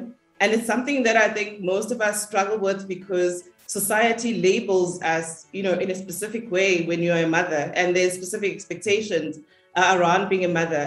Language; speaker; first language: English; non-native, local second language; Zulu